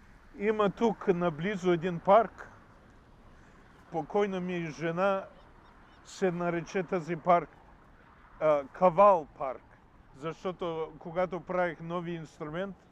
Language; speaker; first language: Bulgarian; non-native, fluent; English